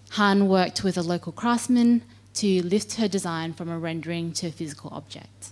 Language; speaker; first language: English; native; English